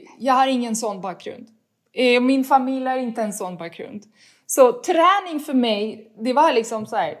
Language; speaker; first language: Swedish; non-native, fluent; Russian